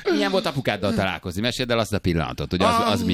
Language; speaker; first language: Hungarian; native; Hungarian